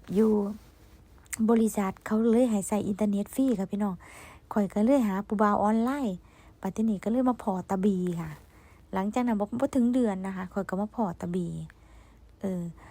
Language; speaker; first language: Thai; native; Thai